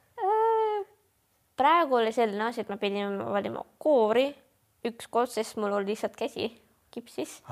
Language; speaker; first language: Estonian; non-native, local second language; Russian